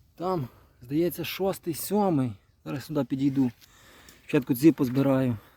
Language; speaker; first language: Ukrainian; native; Ukrainian